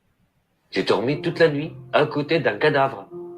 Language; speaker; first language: French; non-native, learner; Arabic